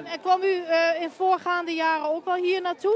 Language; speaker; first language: Dutch; native; Dutch